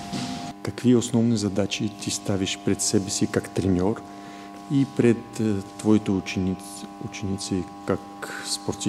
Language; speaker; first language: Bulgarian; non-native, learner; Russian